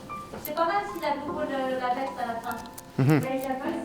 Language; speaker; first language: French; native; French